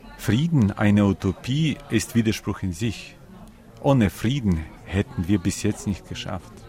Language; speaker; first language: German; non-native, fluent; Ukrainian